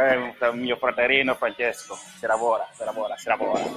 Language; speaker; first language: Italian; non-native, learner; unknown